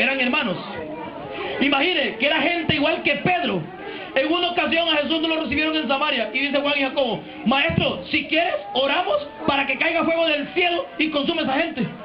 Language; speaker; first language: Spanish; native; Spanish